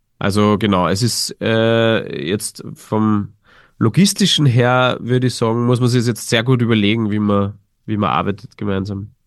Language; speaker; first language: German; native; German